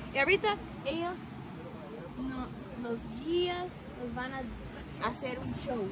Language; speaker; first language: Spanish; non-native, fluent; English